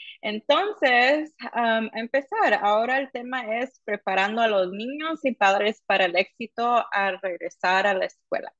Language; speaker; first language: Spanish; early bilingual, heritage; Spanish